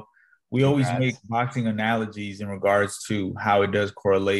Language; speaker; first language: English; native; English